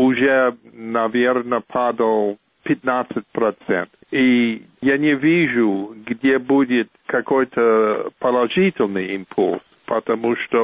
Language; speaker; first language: Russian; non-native, fluent; English